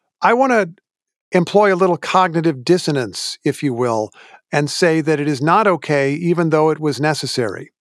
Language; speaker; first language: English; native; English